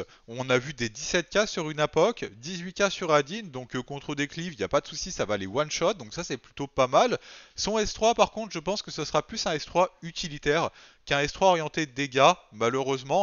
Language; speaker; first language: French; native; French